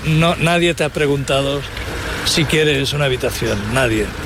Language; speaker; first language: Spanish; native; Spanish